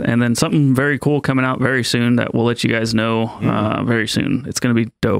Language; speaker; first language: English; native; English